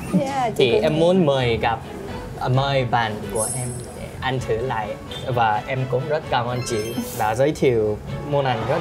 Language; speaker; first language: Vietnamese; non-native, fluent; Korean